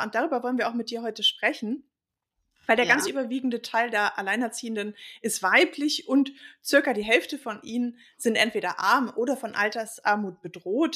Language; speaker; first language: German; native; German